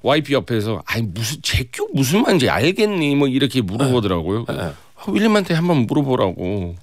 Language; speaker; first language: Korean; non-native, fluent; English